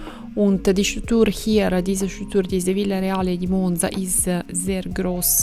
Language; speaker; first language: German; non-native, fluent; Italian